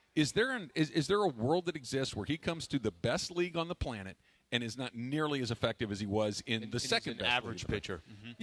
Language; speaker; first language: English; native; English